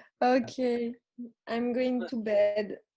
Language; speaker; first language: English; non-native, learner; French